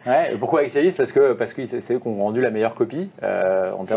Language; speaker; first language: French; native; French